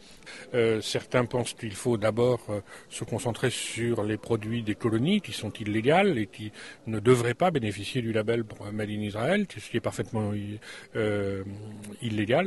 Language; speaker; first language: French; native; French